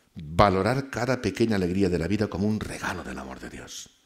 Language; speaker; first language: Spanish; native; Spanish